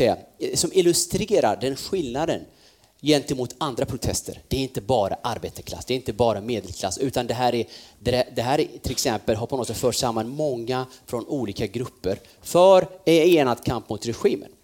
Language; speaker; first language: Swedish; non-native, fluent; Kurdish